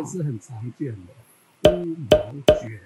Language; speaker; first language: Chinese; native; Chinese